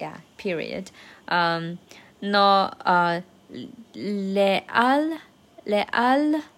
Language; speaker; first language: English; non-native, learner; Chinese